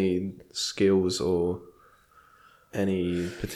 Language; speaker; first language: English; native; English